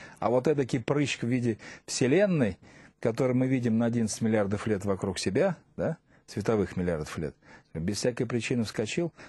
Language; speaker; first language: Russian; native; Russian